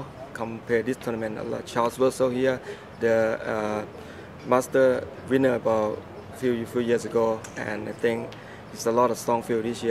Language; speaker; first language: English; non-native, learner; Thai